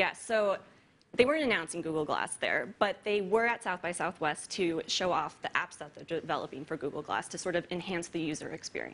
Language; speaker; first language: English; native; English